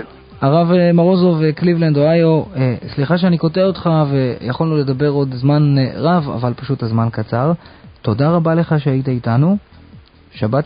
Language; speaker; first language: Hebrew; native; Hebrew